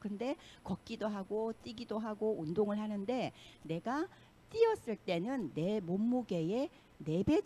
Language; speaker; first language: Korean; native; Korean